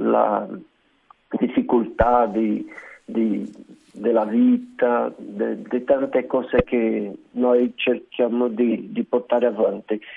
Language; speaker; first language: Italian; non-native, learner; Portuguese